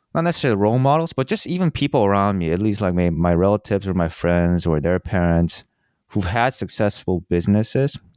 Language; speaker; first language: English; early bilingual, other home language; Korean